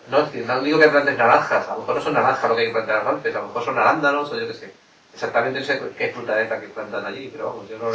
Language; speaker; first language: Spanish; native; Spanish